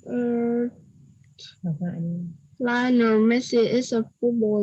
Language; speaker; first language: English; non-native, learner; Vietnamese